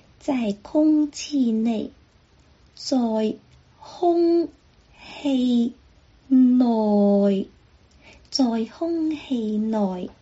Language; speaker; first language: Chinese; non-native, local second language; Cantonese